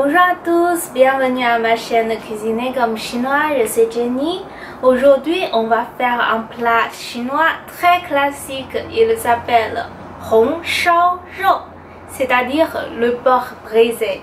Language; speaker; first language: French; non-native, fluent; Chinese